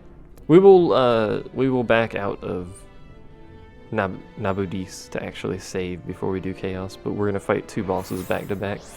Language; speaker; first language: English; native; English